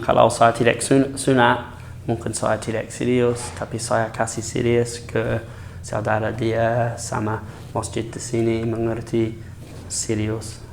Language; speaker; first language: Indonesian; non-native, learner; English